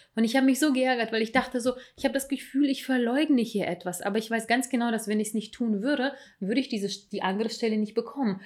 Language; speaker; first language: German; early bilingual, other home language; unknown